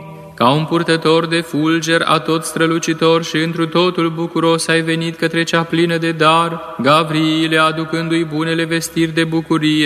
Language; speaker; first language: Romanian; native; Romanian